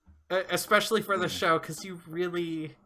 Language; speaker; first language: English; native; English